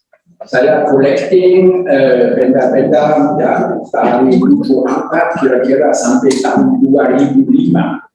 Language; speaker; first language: Indonesian; non-native, learner; German